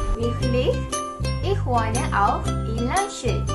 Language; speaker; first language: German; non-native, learner; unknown